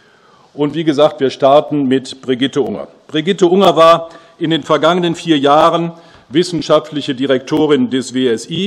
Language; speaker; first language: German; native; German